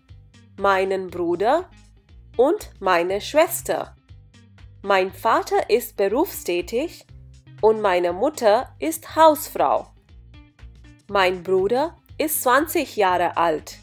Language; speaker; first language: German; non-native, fluent; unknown